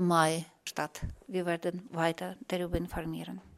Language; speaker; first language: German; non-native, fluent; Russian